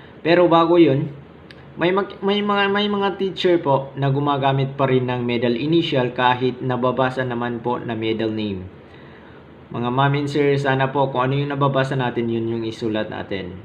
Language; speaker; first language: Filipino; non-native, local second language; Maranao